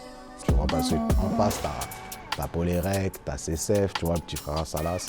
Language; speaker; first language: French; native; French